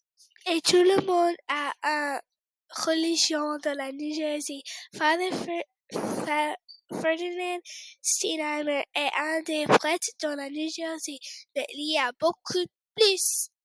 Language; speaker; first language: French; non-native, learner; English